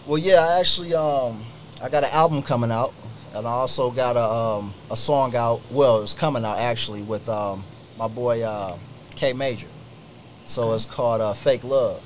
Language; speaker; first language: English; native; English